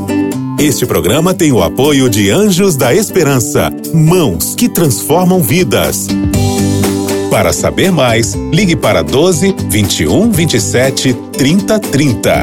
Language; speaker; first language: Portuguese; native; Portuguese